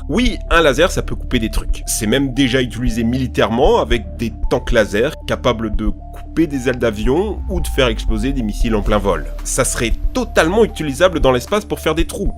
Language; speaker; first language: French; native; French